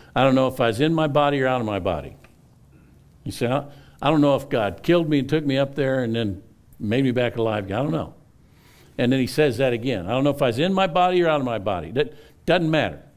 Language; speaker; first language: English; native; English